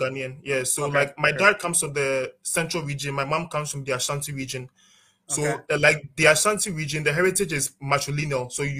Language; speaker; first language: English; non-native, local second language; Akan